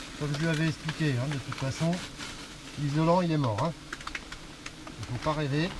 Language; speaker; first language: French; native; French